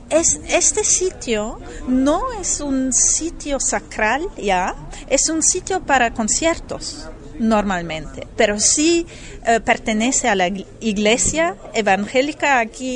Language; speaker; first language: Spanish; non-native, fluent; German